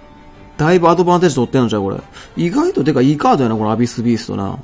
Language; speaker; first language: Japanese; native; Japanese